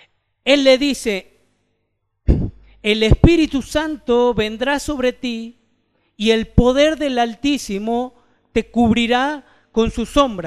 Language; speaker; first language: Spanish; native; Spanish